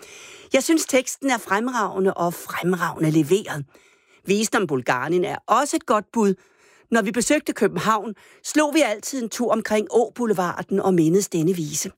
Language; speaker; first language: Danish; native; Danish